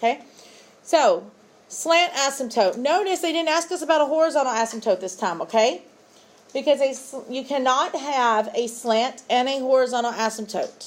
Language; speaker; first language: English; native; English